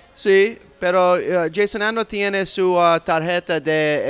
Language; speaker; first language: Spanish; non-native, learner; English